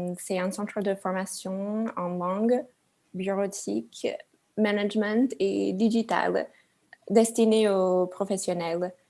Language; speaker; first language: French; non-native, fluent; English